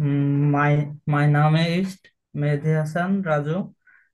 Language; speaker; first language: German; non-native, learner; Bangla